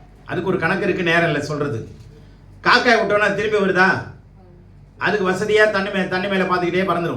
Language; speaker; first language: Tamil; native; Tamil